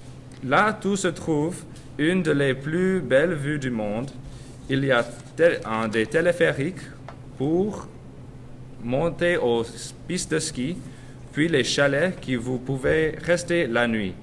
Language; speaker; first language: French; non-native, learner; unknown